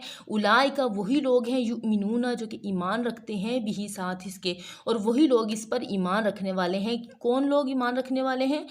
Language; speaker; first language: Urdu; native; Urdu